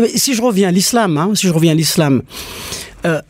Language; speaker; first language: French; non-native, local second language; Kabyle